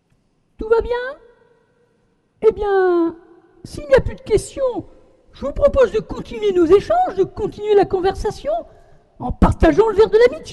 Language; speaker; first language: French; native; French